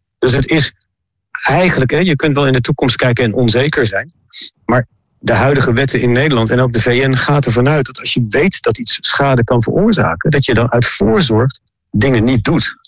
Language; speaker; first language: Dutch; native; Dutch